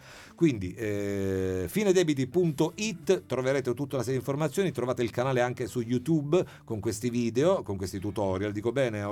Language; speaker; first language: Italian; native; Italian